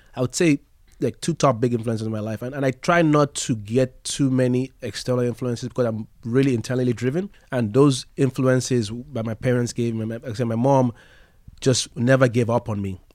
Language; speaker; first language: English; non-native, local second language; Yoruba